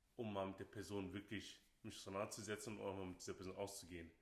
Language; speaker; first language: German; non-native, fluent; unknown